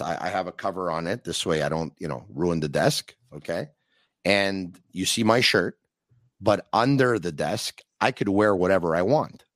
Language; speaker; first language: English; native; English